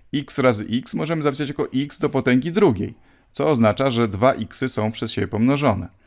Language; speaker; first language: Polish; native; Polish